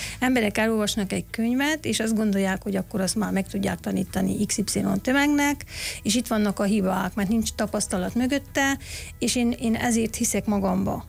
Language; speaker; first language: Hungarian; native; Hungarian